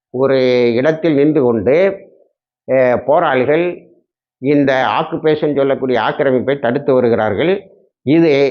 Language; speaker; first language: Tamil; native; Tamil